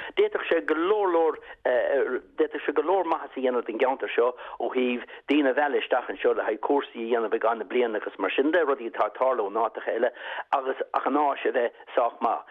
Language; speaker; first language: Irish; native; Irish